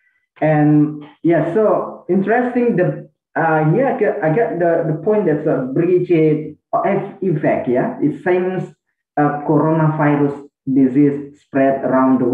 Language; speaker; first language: English; non-native, fluent; Indonesian